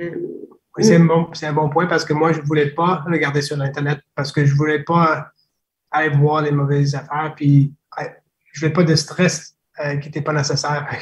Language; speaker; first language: French; non-native, fluent; English